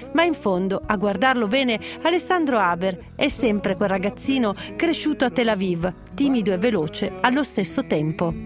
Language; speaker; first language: Italian; native; Italian